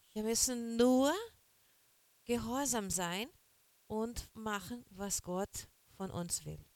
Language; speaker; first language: German; non-native, fluent; Portuguese